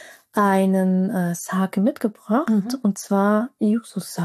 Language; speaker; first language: German; native; German